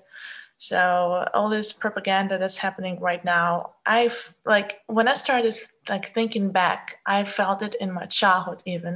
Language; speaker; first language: English; non-native, fluent; Russian